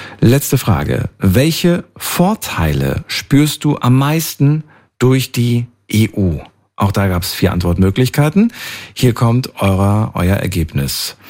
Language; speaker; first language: German; native; German